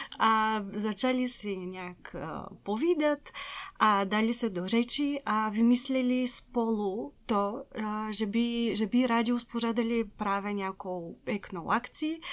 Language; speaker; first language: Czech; non-native, fluent; Bulgarian